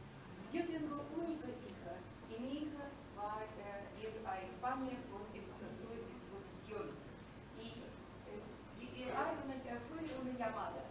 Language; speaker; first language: Spanish; non-native, learner; Russian